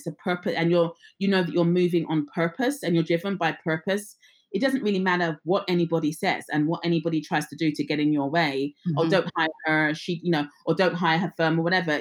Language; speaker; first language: English; native; English